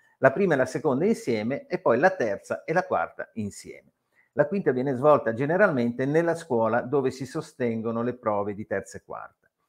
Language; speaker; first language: Italian; native; Italian